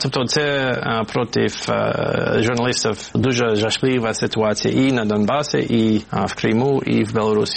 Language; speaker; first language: Ukrainian; non-native, fluent; English